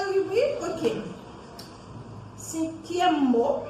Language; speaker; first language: French; non-native, learner; Haitian Creole